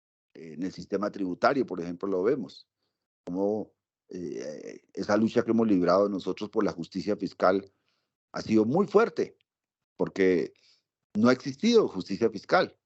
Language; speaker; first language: Spanish; native; Spanish